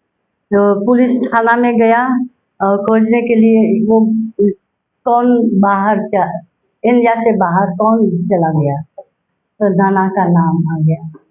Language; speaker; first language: Hindi; early bilingual, heritage; Hindi